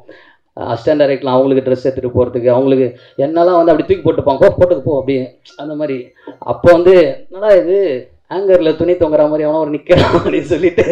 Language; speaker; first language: Tamil; native; Tamil